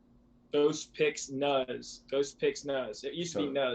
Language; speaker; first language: English; native; English